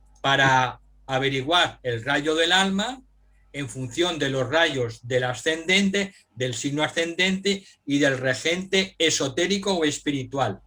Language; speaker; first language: Spanish; native; Spanish